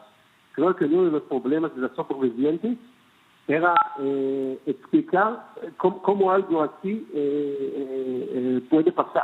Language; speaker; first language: Spanish; non-native, fluent; Hebrew